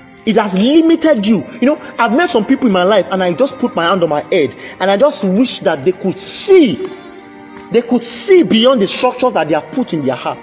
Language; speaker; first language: English; non-native, local second language; Yoruba